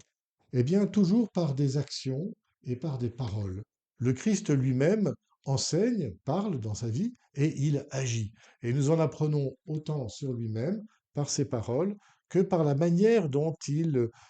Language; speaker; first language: French; native; French